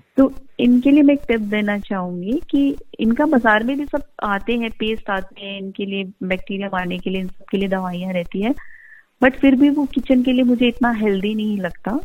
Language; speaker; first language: Hindi; native; Hindi